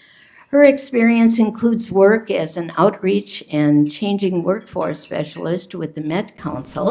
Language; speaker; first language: English; native; English